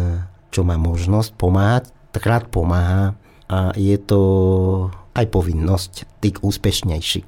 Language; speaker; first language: Slovak; non-native, learner; Vietnamese